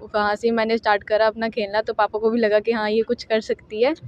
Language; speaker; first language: Hindi; native; Hindi